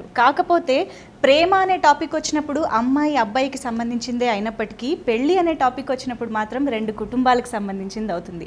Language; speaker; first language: Telugu; native; Telugu